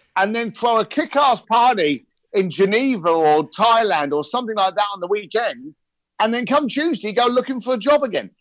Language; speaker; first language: English; native; English